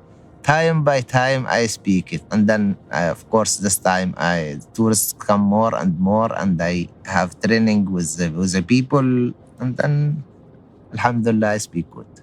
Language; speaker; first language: English; non-native, learner; Arabic